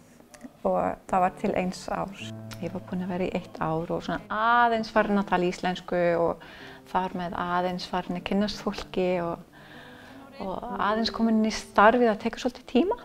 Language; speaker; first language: Icelandic; non-native, fluent; English